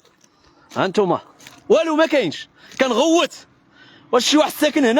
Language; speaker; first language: Arabic; native; Arabic